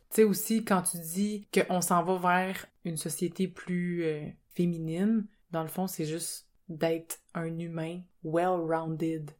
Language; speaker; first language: French; native; French